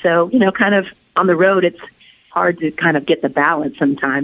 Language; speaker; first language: English; native; English